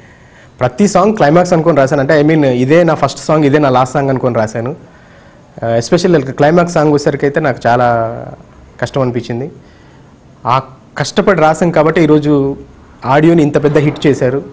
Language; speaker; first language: Telugu; native; Telugu